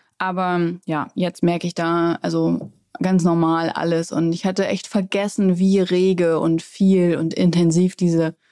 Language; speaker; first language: German; native; German